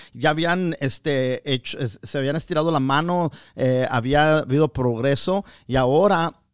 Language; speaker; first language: Spanish; early bilingual, heritage; Spanish